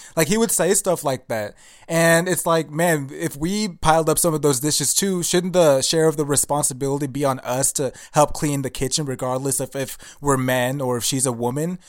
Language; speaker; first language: English; early bilingual, other home language; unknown